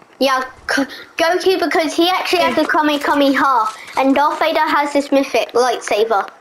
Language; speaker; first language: English; native; English